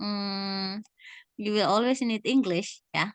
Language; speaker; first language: English; non-native, fluent; Indonesian